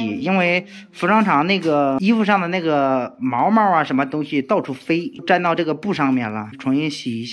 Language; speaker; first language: Chinese; native; Chinese